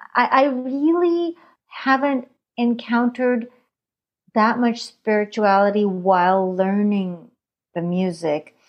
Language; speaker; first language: English; non-native, fluent; Hindi